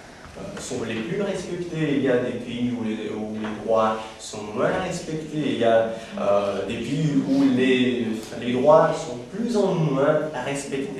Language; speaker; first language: French; non-native, fluent; Russian